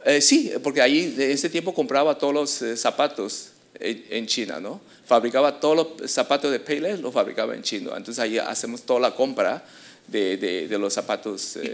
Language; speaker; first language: Spanish; early bilingual, other home language; Chinese